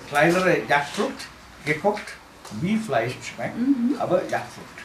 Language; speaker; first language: German; non-native, learner; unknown